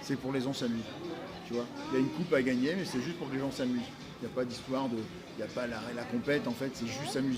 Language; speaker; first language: French; native; French